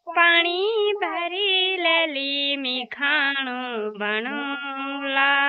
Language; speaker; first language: Hindi; native; Hindi